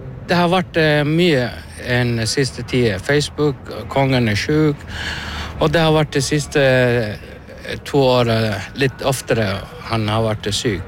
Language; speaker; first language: Norwegian; non-native, learner; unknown